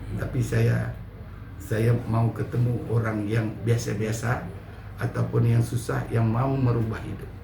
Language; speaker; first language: Malay; native; Malay